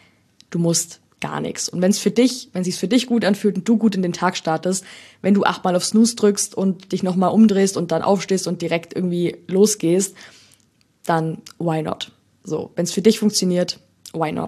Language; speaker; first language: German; native; German